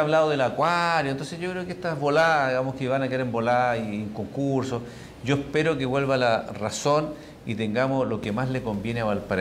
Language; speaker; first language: Spanish; native; Spanish